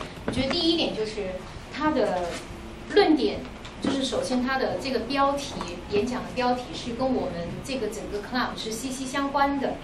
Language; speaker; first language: Chinese; native; Chinese